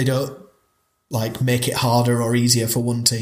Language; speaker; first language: English; native; English